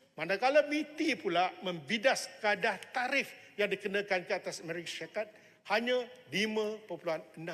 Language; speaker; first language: Malay; non-native, local second language; Chinese